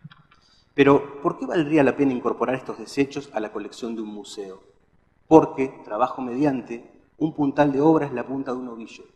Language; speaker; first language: Spanish; native; Spanish